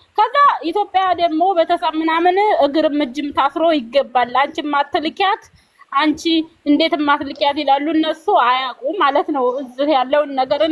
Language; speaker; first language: Amharic; native; Amharic